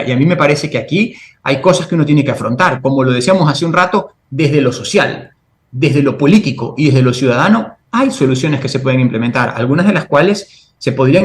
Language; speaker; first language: Spanish; native; Spanish